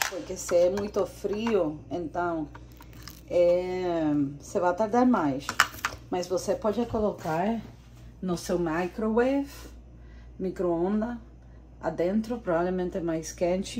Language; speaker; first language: Portuguese; non-native, learner; Spanish